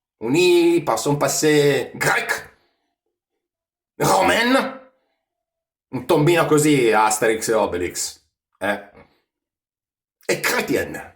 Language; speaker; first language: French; non-native, fluent; Italian